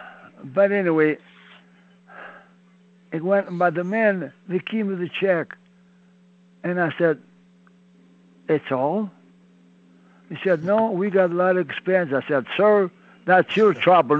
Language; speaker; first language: English; non-native, learner; Italian